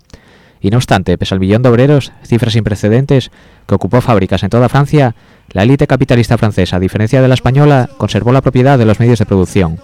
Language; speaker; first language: Spanish; native; Spanish